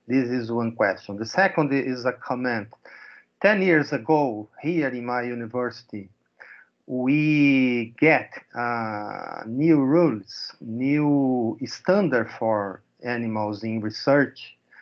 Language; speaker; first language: English; non-native, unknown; Portuguese